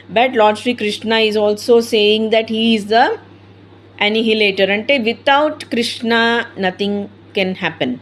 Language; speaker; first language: English; non-native, local second language; Telugu